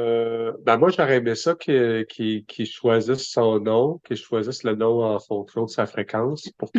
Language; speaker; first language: French; native; French